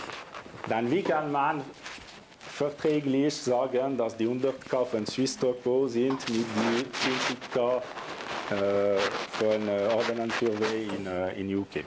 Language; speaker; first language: German; non-native, local second language; French